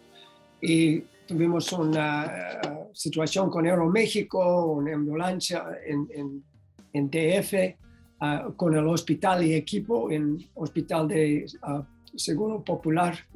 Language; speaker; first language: Spanish; non-native, learner; English